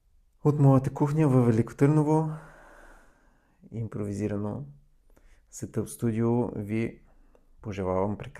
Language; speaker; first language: Bulgarian; native; Bulgarian